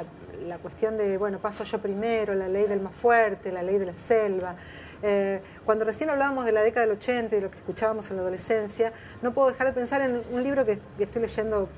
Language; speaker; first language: Spanish; native; Spanish